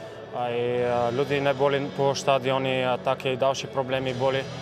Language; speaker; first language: Slovak; non-native, learner; Bulgarian